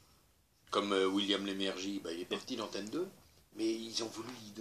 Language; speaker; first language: French; native; French